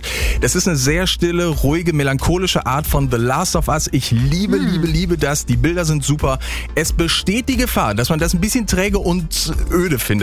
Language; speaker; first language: German; native; German